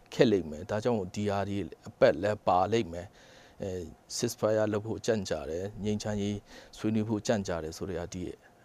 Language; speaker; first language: Burmese; non-native, local second language; Kachin